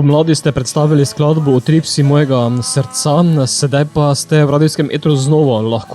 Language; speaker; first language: Slovenian; native; Slovenian